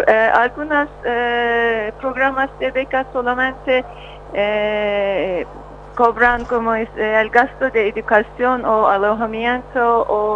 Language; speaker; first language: Spanish; non-native, fluent; Turkish